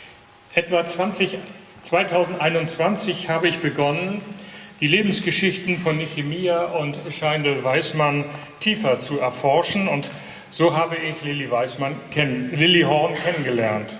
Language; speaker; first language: German; native; German